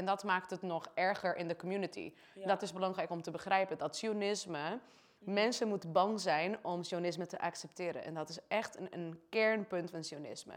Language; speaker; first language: Dutch; non-native, fluent; Portuguese